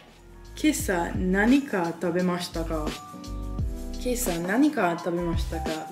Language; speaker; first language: Japanese; non-native, learner; English